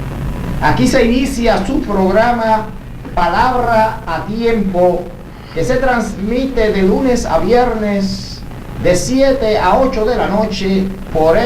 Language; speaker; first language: Spanish; native; Spanish